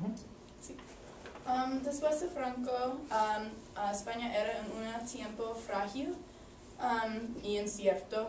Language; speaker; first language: Spanish; non-native, learner; English